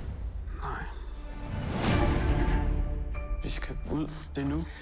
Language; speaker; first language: Danish; early bilingual, other home language; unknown